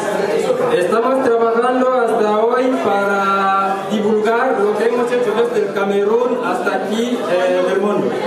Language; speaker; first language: Spanish; non-native, learner; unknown